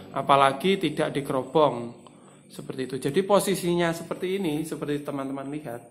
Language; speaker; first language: Indonesian; non-native, local second language; Javanese